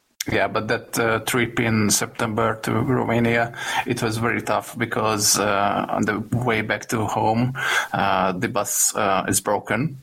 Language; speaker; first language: English; non-native, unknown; Hungarian